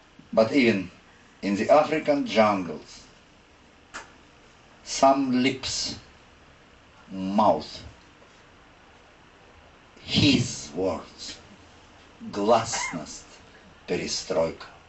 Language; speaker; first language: English; non-native, fluent; Russian